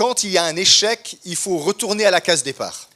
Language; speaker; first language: French; native; French